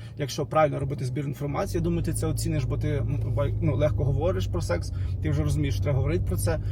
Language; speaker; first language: Ukrainian; non-native, local second language; Russian